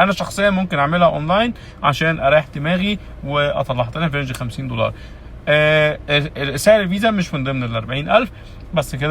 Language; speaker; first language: Arabic; native; Arabic